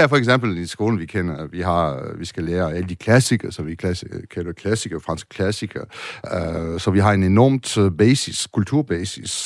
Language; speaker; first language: Danish; non-native, learner; French